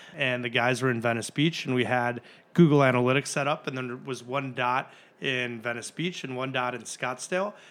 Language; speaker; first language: English; native; English